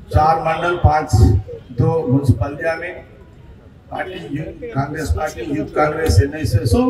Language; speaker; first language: Hindi; non-native, local second language; Telugu